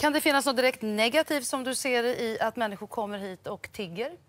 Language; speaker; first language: Swedish; native; Swedish